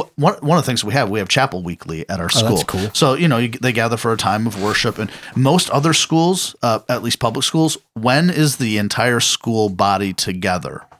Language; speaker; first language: English; native; English